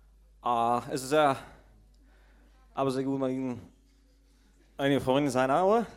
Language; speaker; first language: German; non-native, learner; Lithuanian